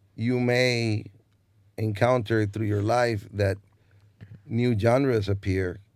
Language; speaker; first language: English; non-native, fluent; Spanish